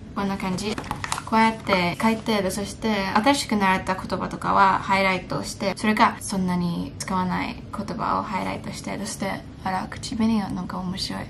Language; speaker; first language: Japanese; non-native, fluent; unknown